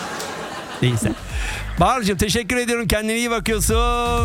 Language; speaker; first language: Turkish; early bilingual, other home language; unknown